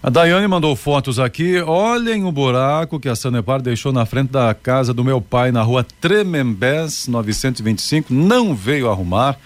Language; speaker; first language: Portuguese; native; Portuguese